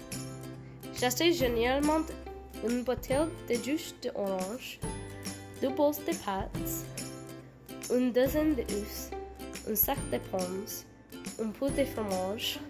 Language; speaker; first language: French; non-native, learner; English